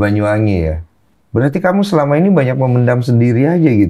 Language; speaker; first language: Indonesian; native; Indonesian